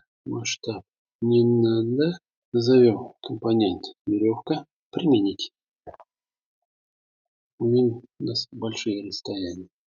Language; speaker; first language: Russian; native; Russian